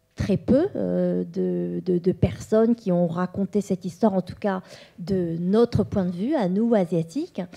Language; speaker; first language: French; non-native, local second language; Vietnamese